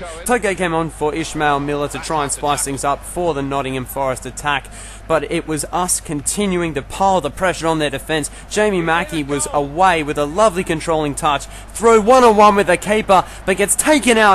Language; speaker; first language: English; native; English